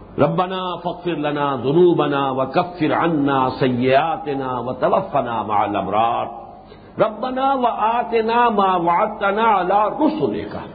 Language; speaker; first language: Urdu; native; Urdu